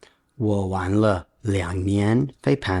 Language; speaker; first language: Chinese; non-native, learner; English